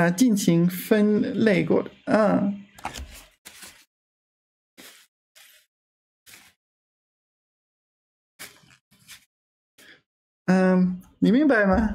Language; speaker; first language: Chinese; non-native, learner; English